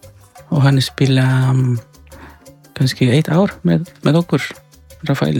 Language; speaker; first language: Icelandic; non-native, learner; Spanish